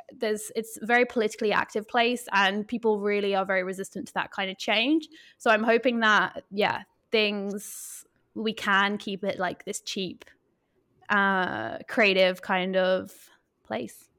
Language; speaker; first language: English; native; English